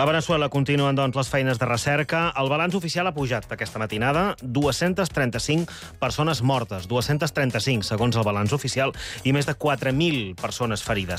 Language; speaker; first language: Catalan; native; Catalan